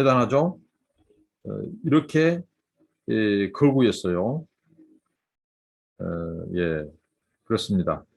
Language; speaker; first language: Korean; native; Korean